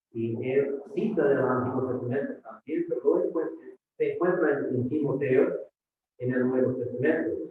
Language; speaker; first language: Spanish; non-native, fluent; English